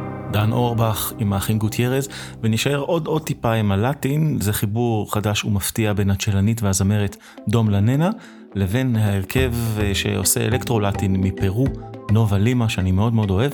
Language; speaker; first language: Hebrew; native; Hebrew